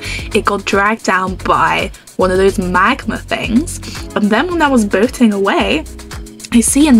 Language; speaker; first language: English; native; English